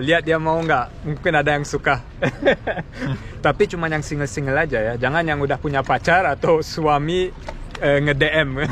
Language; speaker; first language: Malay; early bilingual, heritage; Indonesian